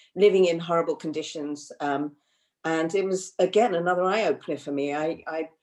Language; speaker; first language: English; early bilingual, other home language; Hindi